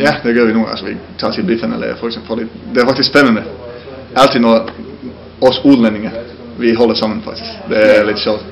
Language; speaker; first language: Danish; non-native, fluent; Finnish